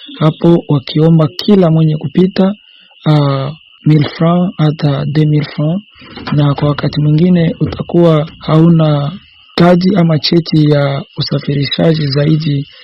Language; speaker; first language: Swahili; native; Swahili